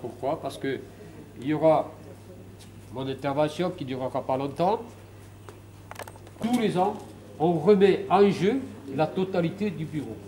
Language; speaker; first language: French; native; French